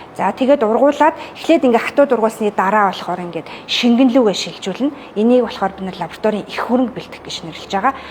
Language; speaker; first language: Mongolian; native; Mongolian